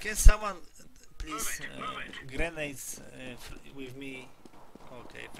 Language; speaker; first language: English; non-native, learner; Polish